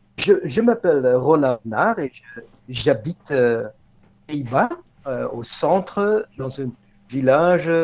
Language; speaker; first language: French; non-native, fluent; Dutch